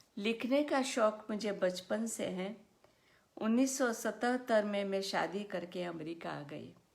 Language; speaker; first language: Hindi; non-native, local second language; Gujarati